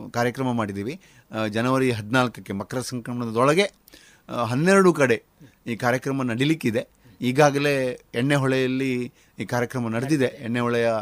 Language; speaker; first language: Kannada; non-native, local second language; Konkani